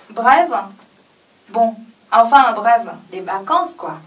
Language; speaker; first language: French; non-native, fluent; Chinese